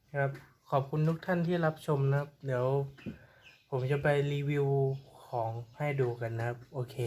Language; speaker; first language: Thai; native; Thai